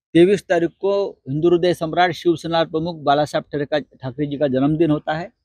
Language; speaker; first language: Hindi; non-native, local second language; Marathi